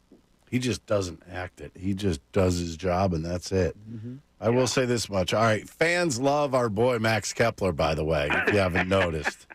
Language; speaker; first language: English; native; English